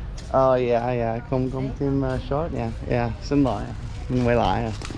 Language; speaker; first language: Vietnamese; non-native, learner; English